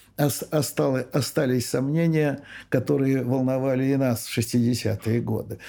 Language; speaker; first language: Russian; native; Russian